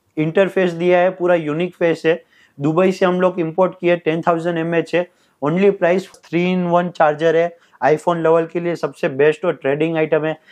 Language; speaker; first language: Hindi; non-native, local second language; Telugu